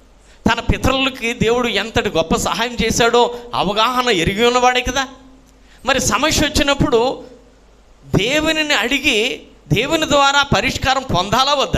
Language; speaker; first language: Telugu; native; Telugu